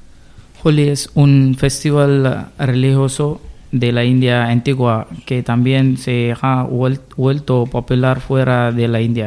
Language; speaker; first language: Spanish; non-native, learner; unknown